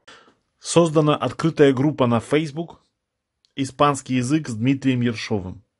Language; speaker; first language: Russian; native; Russian